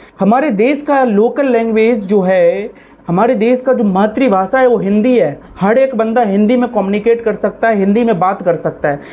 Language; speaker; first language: Hindi; native; Hindi